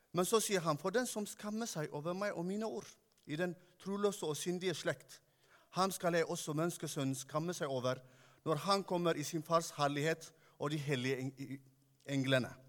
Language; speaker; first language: Norwegian; non-native, fluent; Tigrinya